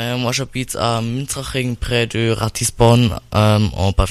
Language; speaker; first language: French; non-native, learner; German